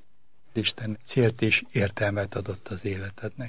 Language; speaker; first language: Hungarian; native; Hungarian